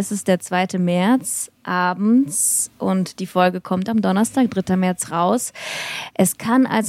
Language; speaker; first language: German; early bilingual, other home language; Russian